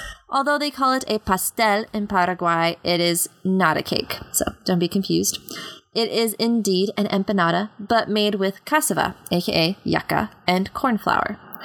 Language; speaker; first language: English; native; English